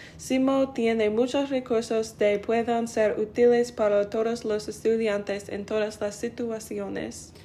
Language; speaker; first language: Spanish; non-native, learner; English